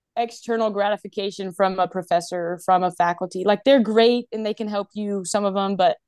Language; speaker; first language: English; native; English